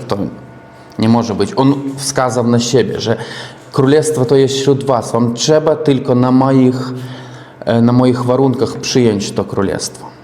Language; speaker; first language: Polish; non-native, learner; Russian